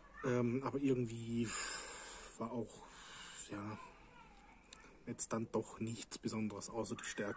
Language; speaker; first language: German; native; German